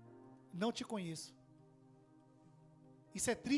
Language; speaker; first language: Portuguese; native; Portuguese